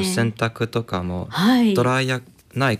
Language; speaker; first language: Japanese; non-native, learner; English